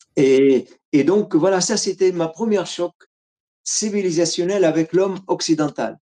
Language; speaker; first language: French; non-native, fluent; Arabic